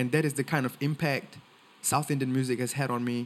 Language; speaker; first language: English; non-native, local second language; Tamil